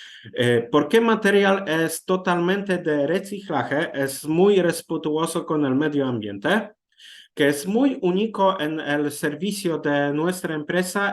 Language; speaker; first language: Spanish; non-native, learner; Polish